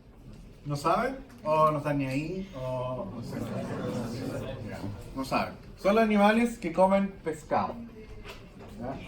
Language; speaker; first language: Spanish; native; Spanish